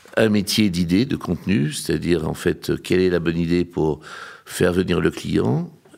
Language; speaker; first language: French; native; French